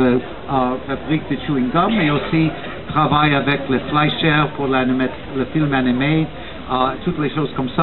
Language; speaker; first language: French; non-native, learner; English